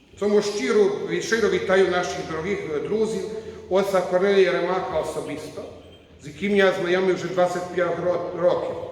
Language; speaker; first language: Ukrainian; non-native, learner; Croatian